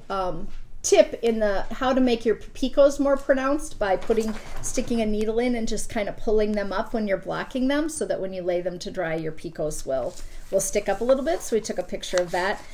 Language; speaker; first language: English; native; English